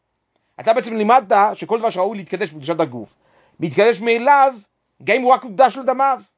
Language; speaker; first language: Hebrew; native; Hebrew